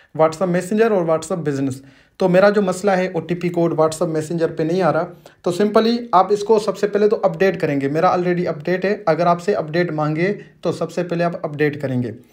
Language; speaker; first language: Urdu; non-native, local second language; Sindhi